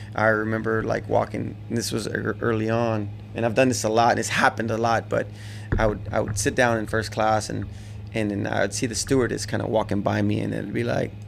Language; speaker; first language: English; native; English